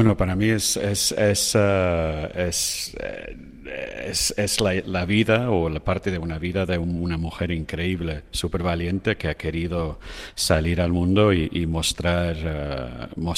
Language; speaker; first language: Spanish; non-native, fluent; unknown